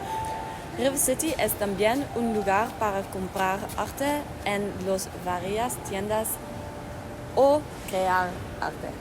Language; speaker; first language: Spanish; non-native, learner; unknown